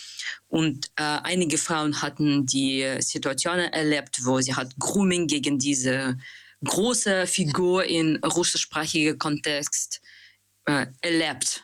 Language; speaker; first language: German; non-native, learner; Russian